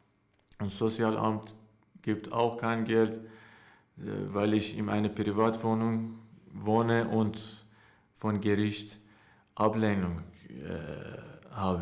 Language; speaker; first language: German; non-native, learner; Persian